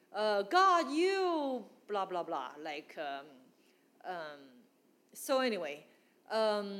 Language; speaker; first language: English; non-native, fluent; Chinese